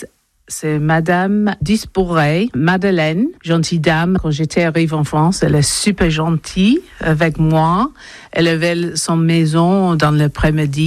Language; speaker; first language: French; non-native, learner; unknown